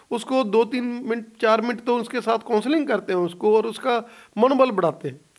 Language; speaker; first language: Hindi; non-native, local second language; Punjabi